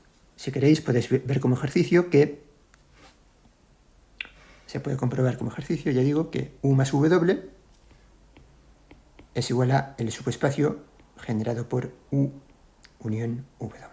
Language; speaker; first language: Spanish; native; Spanish